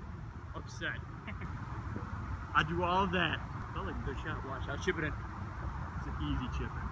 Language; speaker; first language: English; native; English